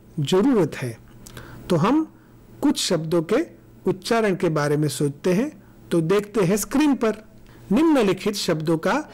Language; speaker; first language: Hindi; non-native, local second language; Gujarati